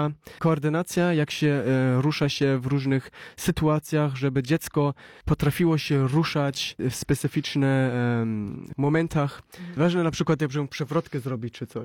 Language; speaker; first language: Polish; early bilingual, heritage; Polish